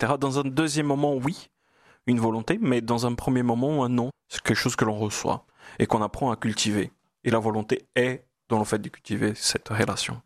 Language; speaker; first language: French; non-native, fluent; Portuguese